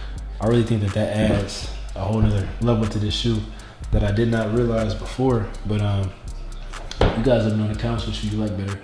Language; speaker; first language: English; native; English